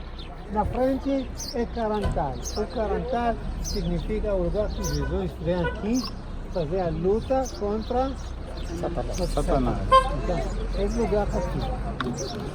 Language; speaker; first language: Portuguese; non-native, learner; Hebrew